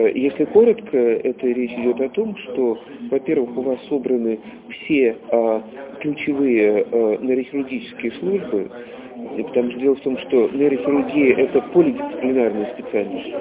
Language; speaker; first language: Russian; native; Russian